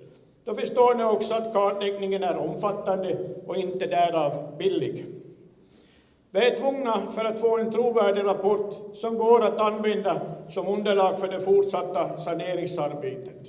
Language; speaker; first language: Swedish; native; Swedish